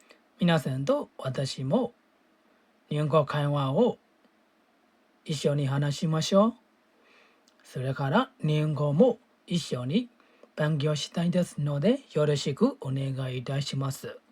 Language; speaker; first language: Japanese; non-native, fluent; Burmese